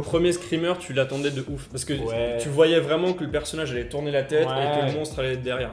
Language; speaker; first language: French; native; French